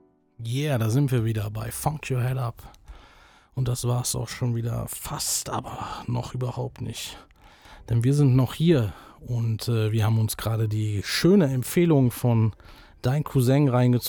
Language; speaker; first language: German; native; German